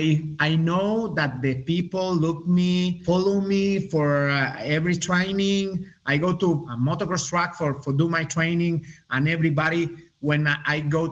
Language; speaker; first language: English; non-native, learner; Spanish